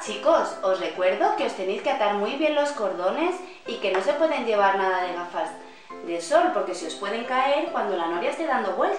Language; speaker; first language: Spanish; native; Spanish